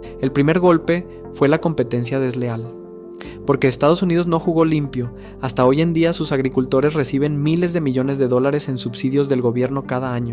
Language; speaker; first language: Spanish; native; Spanish